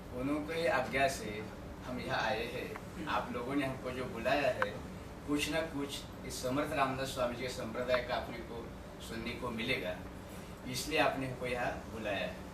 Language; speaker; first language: Hindi; non-native, local second language; Marathi